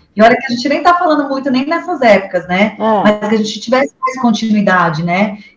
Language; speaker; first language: Portuguese; native; Portuguese